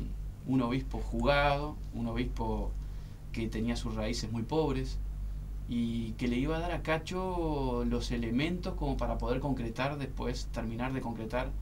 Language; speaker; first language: Spanish; native; Spanish